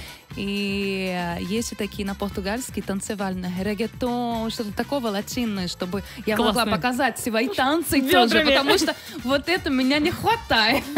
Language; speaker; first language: Russian; non-native, learner; Portuguese